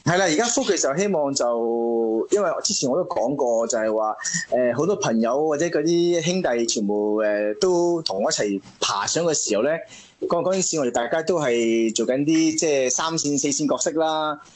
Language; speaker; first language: Cantonese; non-native, fluent; French